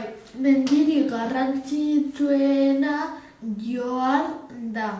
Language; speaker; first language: Basque; non-native, local second language; Spanish